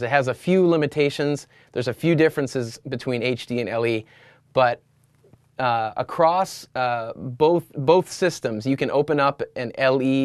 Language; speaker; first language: English; native; English